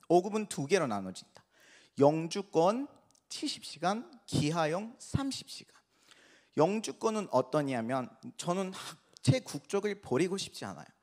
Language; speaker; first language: Korean; non-native, fluent; Persian